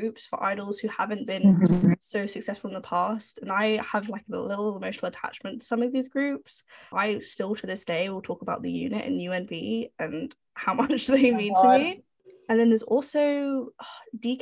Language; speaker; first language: English; native; English